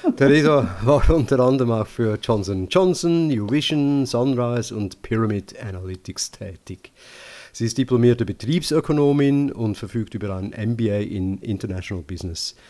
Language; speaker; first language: German; native; German